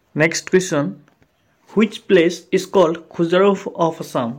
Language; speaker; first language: English; non-native, local second language; Assamese